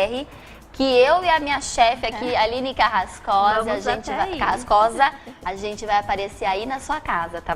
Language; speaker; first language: Portuguese; native; Portuguese